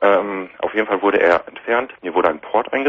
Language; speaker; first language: German; native; German